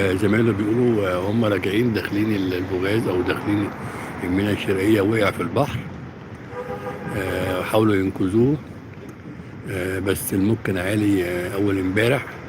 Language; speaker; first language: Arabic; native; Arabic